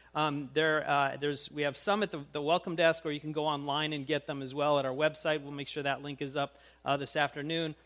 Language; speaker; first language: English; native; English